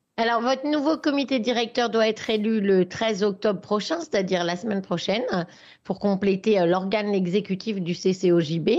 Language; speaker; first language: French; native; French